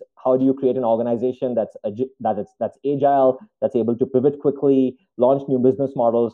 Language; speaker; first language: English; non-native, local second language; Hindi